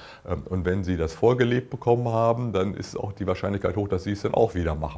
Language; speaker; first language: German; native; German